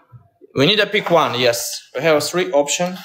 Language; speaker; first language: English; non-native, learner; Russian